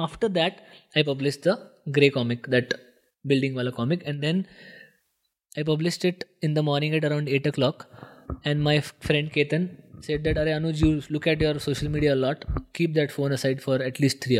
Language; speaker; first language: English; non-native, local second language; Marathi